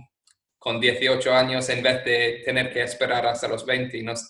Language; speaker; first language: Spanish; non-native, fluent; English